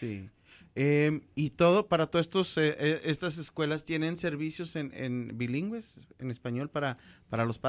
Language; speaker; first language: Spanish; native; Spanish